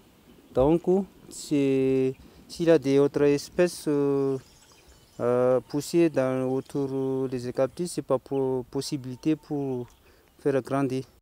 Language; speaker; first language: French; non-native, local second language; Malagasy